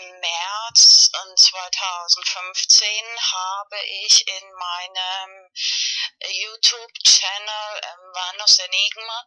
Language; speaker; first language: German; non-native, learner; Spanish